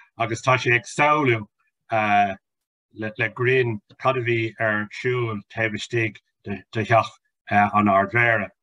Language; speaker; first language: Irish; non-native, local second language; English